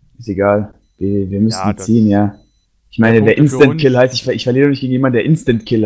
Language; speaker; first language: German; native; German